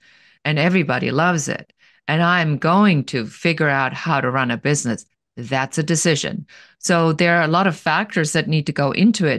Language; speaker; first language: English; non-native, fluent; German